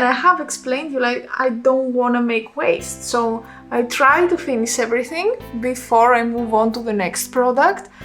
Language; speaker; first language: English; non-native, fluent; Greek